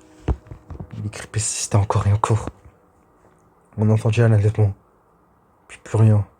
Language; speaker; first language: French; native; French